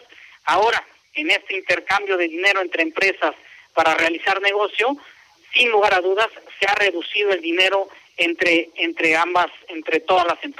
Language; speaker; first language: Spanish; native; Spanish